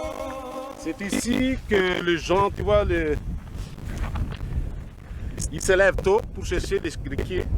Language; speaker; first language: French; non-native, local second language; Malagasy